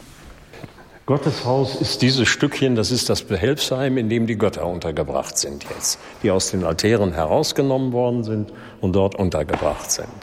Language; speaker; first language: German; native; German